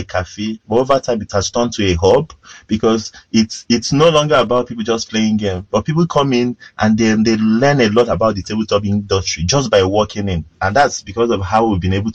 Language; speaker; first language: English; non-native, local second language; Igbo